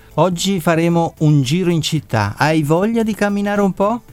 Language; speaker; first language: Italian; native; Italian